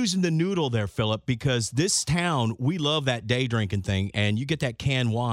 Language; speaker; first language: English; native; English